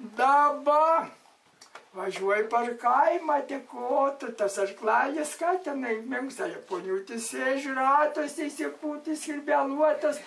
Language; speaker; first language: Lithuanian; native; Lithuanian